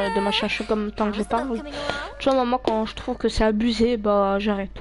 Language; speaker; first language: French; native; French